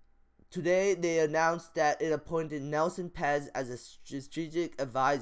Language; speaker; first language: English; native; English